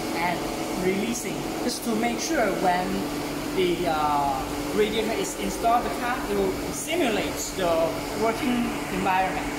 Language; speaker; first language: English; non-native, learner; Chinese